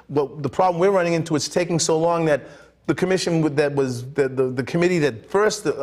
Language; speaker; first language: English; native; English